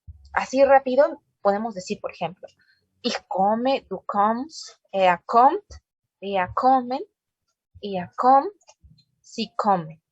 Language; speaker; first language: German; non-native, learner; Spanish